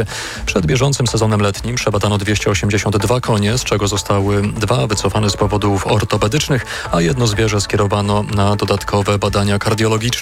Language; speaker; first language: Polish; native; Polish